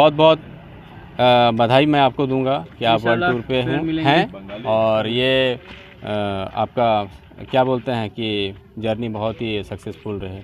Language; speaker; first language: Hindi; native; Hindi